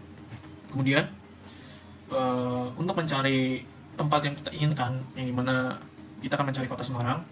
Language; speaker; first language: Indonesian; native; Indonesian